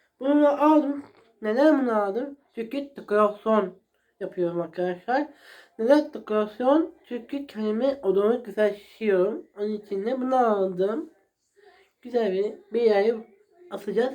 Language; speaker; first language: Turkish; non-native, learner; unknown